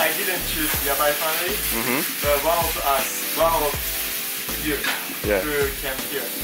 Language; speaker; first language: English; non-native, learner; Japanese